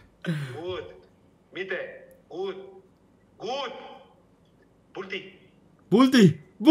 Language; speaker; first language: German; non-native, learner; Spanish